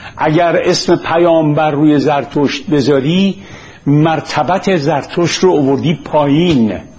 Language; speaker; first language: Persian; native; Persian